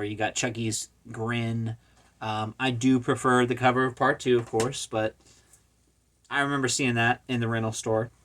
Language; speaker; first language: English; native; English